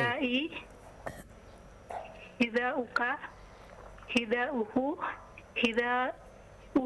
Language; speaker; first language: Arabic; non-native, learner; Indonesian